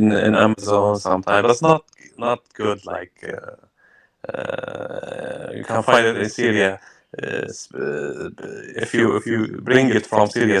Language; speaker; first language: English; non-native, learner; Arabic